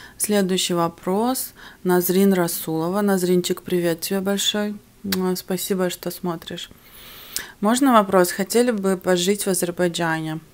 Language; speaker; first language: Russian; early bilingual, other home language; Armenian